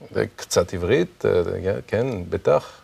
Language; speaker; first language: Hebrew; non-native, learner; French